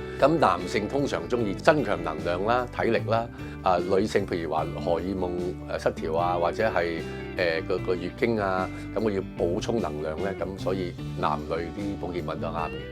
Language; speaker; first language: Cantonese; early bilingual, heritage; Cantonese